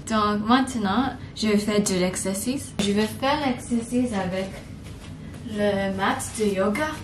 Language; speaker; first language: French; non-native, learner; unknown